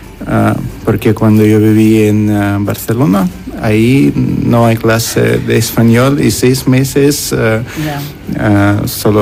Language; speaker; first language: Spanish; non-native, learner; Russian